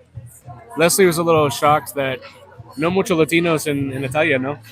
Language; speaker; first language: Spanish; non-native, learner; English